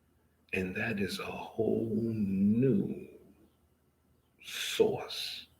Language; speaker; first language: English; native; English